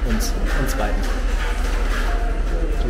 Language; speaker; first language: German; native; German